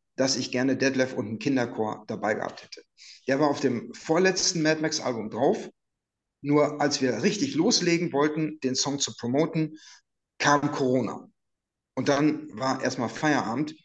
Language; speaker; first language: German; native; German